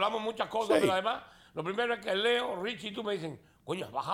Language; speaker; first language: Spanish; native; Spanish